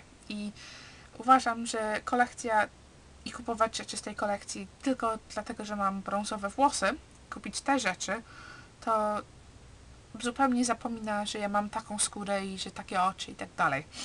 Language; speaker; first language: Polish; early bilingual, heritage; Polish